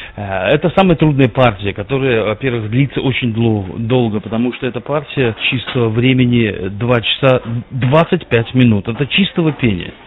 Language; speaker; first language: Russian; native; Russian